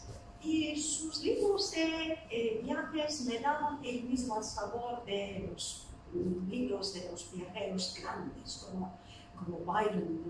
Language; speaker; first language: Spanish; non-native, fluent; Turkish